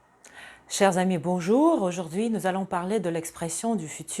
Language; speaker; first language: French; non-native, fluent; Russian